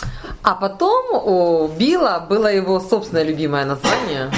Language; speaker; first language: Russian; native; Russian